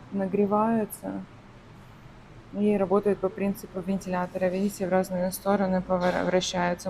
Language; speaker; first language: Russian; native; Russian